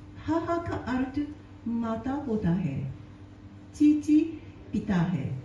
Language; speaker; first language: Hindi; non-native, learner; Japanese